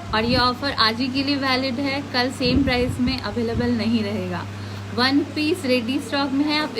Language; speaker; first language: Hindi; non-native, local second language; Telugu